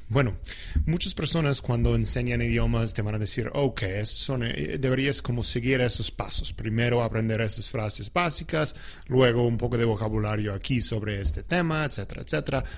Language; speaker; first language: Spanish; non-native, fluent; English